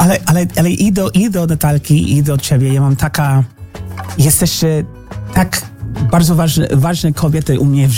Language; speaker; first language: Polish; non-native, learner; English